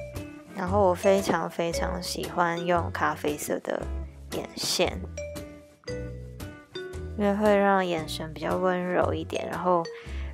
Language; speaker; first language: Chinese; native; Chinese